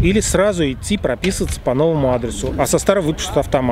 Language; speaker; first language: Russian; native; Russian